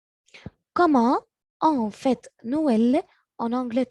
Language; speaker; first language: French; non-native, learner; Arabic